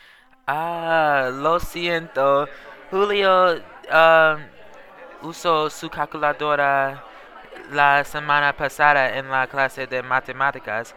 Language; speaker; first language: Spanish; non-native, learner; English